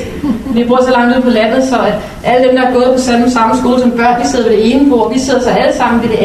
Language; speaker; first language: Danish; native; Danish